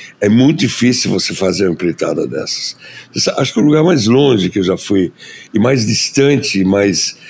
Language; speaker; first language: Portuguese; early bilingual, other home language; German